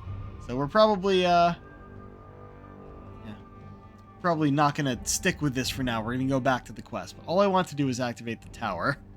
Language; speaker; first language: English; native; English